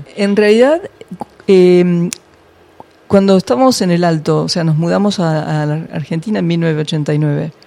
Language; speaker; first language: Spanish; early bilingual, other home language; English